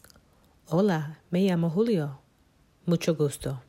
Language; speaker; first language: Spanish; non-native, learner; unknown